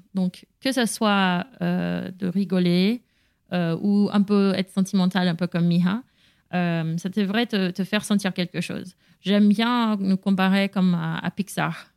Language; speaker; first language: French; non-native, fluent; Spanish